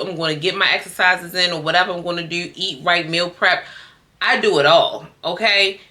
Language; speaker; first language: English; native; English